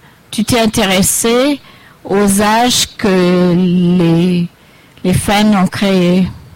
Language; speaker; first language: French; native; French